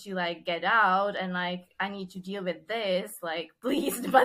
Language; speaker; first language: English; non-native, fluent; Czech